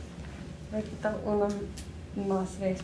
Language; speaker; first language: Spanish; non-native, learner; English